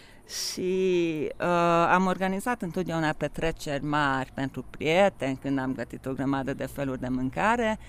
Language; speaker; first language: Romanian; non-native, local second language; Hungarian